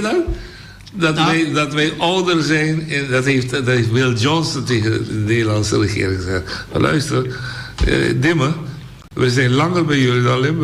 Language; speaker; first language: Dutch; non-native, local second language; Papiamento